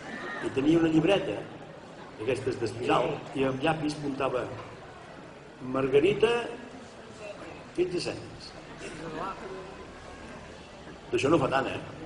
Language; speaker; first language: Catalan; native; Catalan